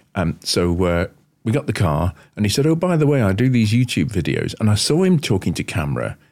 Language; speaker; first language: English; native; English